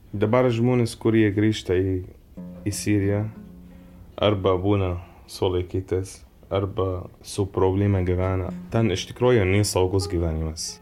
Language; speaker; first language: Lithuanian; non-native, learner; Arabic